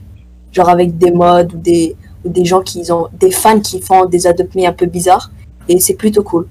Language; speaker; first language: French; native; French